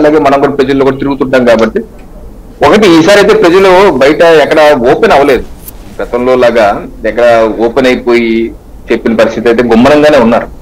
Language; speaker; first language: Telugu; native; Telugu